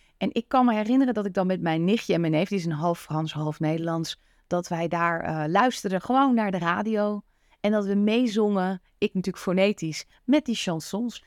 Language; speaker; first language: Dutch; native; Dutch